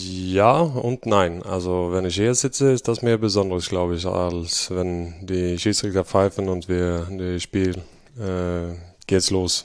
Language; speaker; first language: German; non-native, fluent; Swedish